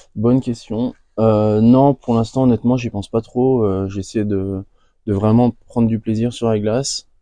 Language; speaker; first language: French; native; French